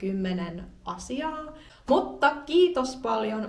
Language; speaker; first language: Finnish; native; Finnish